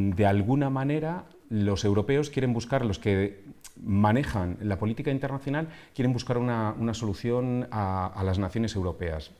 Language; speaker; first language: Spanish; native; Spanish